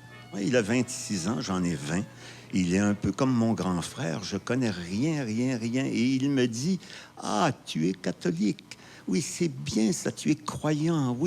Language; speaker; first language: French; native; French